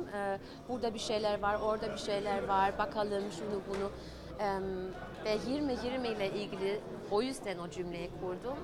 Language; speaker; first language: Turkish; early bilingual, heritage; German